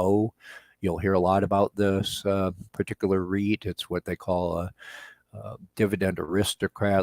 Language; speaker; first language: English; native; English